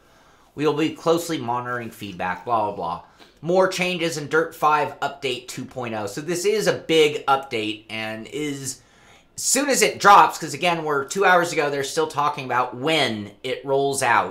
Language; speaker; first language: English; native; English